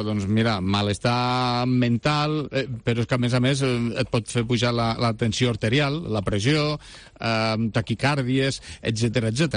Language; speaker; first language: Catalan; native; Catalan